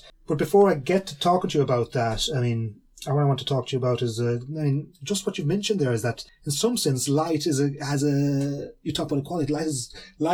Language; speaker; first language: English; native; English